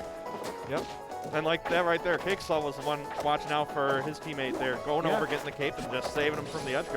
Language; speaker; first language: English; native; English